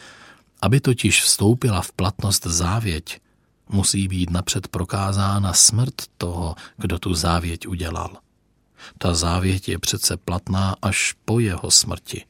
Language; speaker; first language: Czech; native; Czech